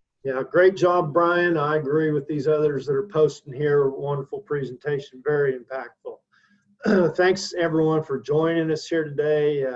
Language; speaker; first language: English; native; English